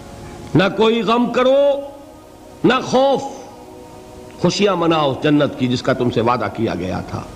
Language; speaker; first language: Urdu; native; Urdu